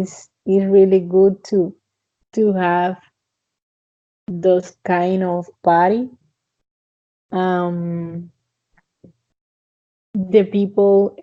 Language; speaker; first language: English; non-native, fluent; Spanish